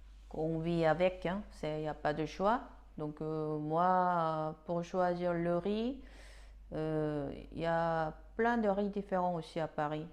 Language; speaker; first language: French; non-native, fluent; Korean